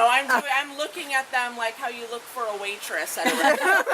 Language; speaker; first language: English; native; English